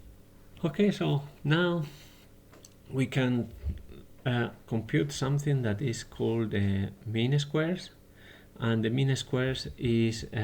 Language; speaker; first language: English; non-native, fluent; Spanish